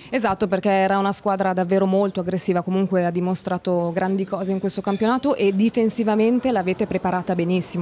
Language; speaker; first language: Italian; native; Italian